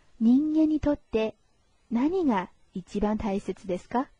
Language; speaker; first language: Japanese; non-native, fluent; Chinese